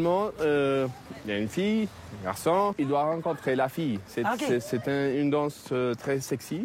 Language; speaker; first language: French; non-native, fluent; Spanish